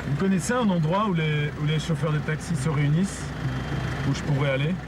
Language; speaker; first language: French; native; French